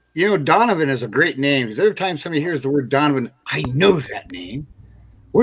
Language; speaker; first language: English; native; English